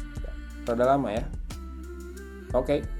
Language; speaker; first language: Indonesian; native; Indonesian